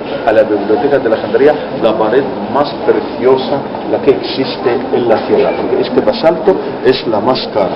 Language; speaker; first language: Spanish; non-native, fluent; Arabic